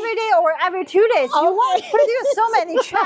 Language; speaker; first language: English; non-native, learner; Chinese